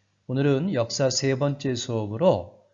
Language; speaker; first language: Korean; native; Korean